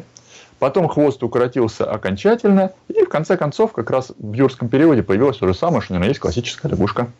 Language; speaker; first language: Russian; native; Russian